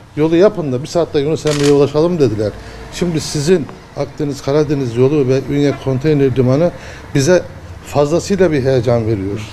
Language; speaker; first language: Turkish; native; Turkish